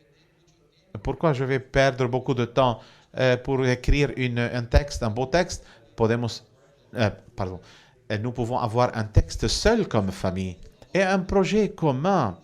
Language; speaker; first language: French; non-native, fluent; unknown